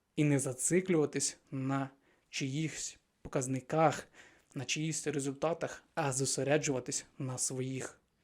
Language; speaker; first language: Ukrainian; non-native, local second language; Russian